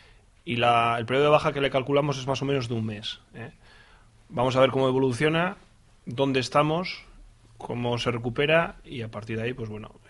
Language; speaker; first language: Spanish; native; Spanish